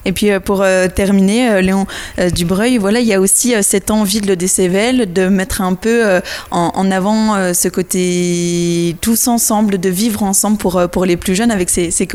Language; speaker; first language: French; native; French